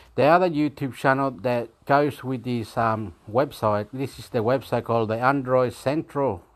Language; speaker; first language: English; non-native, fluent; Spanish